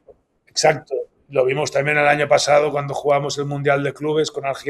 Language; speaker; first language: Spanish; native; Spanish